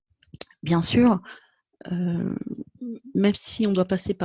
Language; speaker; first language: French; native; French